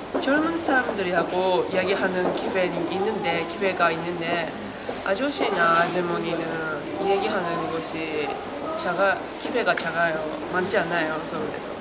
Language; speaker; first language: Korean; non-native, learner; Japanese